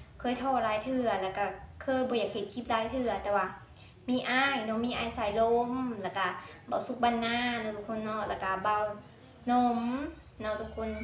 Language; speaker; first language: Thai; non-native, local second language; Lao